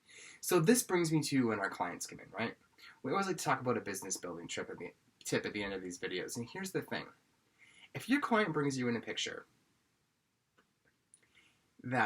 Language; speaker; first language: English; native; English